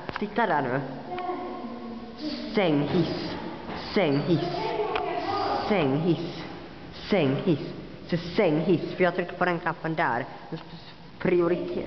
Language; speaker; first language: Swedish; native; Swedish